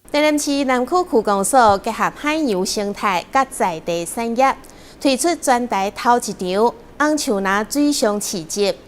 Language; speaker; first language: Chinese; native; Chinese